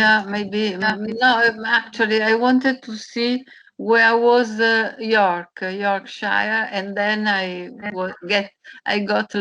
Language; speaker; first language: English; non-native, learner; Italian